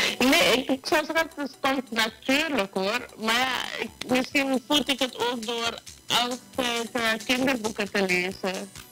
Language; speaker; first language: Dutch; native; Dutch